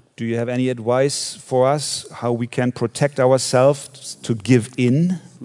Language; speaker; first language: English; non-native, fluent; German